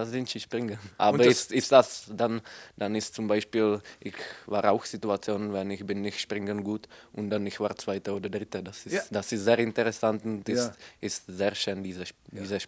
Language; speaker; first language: German; non-native, learner; Czech